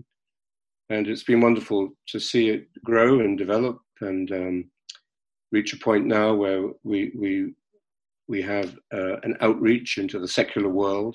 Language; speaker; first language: English; native; English